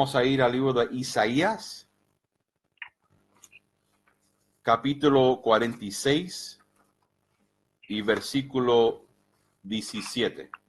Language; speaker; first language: Spanish; early bilingual, heritage; Spanish